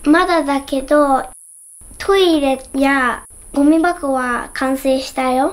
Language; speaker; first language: Japanese; native; Japanese